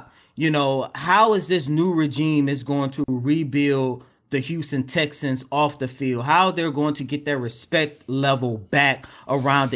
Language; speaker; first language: English; native; English